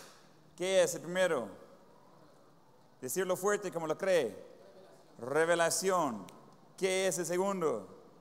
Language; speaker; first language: Spanish; non-native, fluent; English